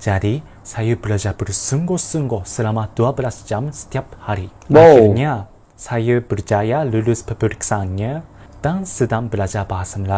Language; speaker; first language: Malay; non-native, learner; Japanese